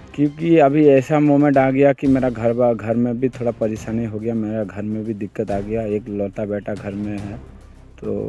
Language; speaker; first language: Hindi; non-native, local second language; Bangla